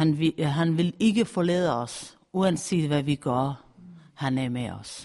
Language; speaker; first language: Danish; non-native, fluent; Persian